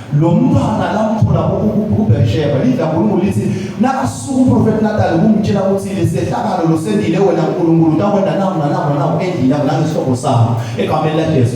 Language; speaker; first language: Zulu; non-native, local second language; Swati